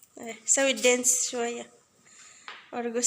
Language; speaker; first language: Arabic; non-native, learner; Bangla